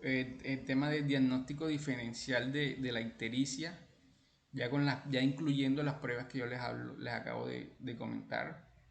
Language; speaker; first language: Spanish; native; Spanish